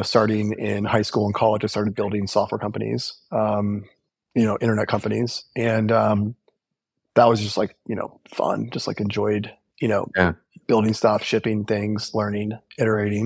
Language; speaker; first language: English; native; English